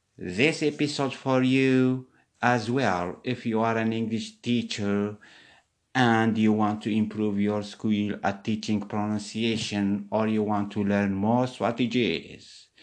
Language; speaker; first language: English; non-native, fluent; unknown